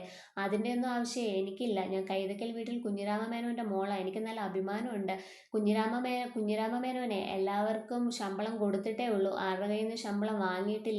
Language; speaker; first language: Malayalam; native; Malayalam